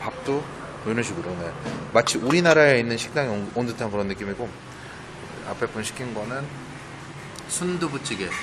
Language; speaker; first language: Korean; native; Korean